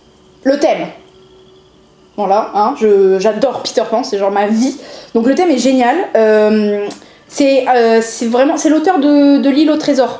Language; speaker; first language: French; native; French